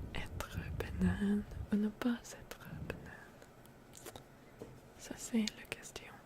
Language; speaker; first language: French; non-native, learner; English